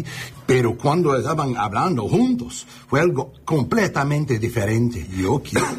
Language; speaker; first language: Spanish; non-native, learner; English